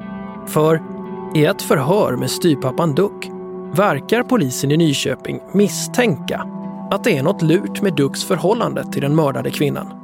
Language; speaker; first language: Swedish; native; Swedish